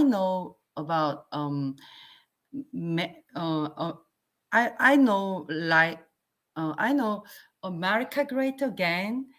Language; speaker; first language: English; non-native, learner; Korean